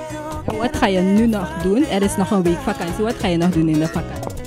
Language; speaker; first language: Dutch; native; Dutch